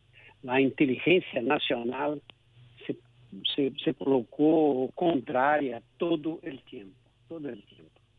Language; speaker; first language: Spanish; non-native, local second language; Portuguese